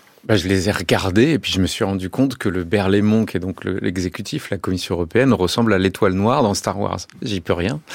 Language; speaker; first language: French; native; French